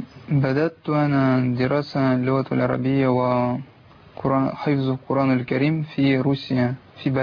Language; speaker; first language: Arabic; non-native, learner; Russian